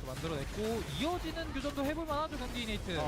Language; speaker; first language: Korean; native; Korean